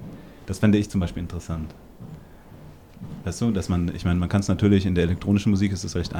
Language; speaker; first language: German; native; German